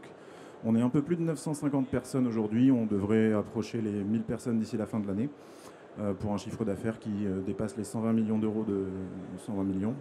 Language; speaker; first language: French; native; French